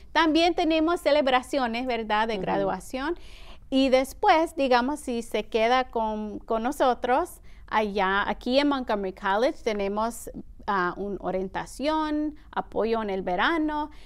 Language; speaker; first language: Spanish; early bilingual, heritage; Spanish